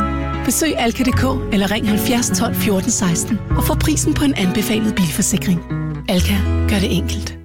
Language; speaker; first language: Danish; native; Danish